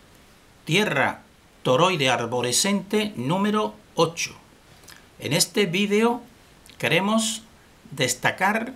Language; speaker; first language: Spanish; native; Spanish